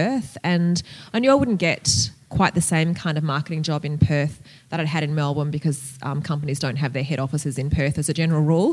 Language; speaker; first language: English; native; English